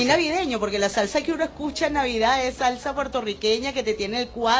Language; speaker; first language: Spanish; native; Spanish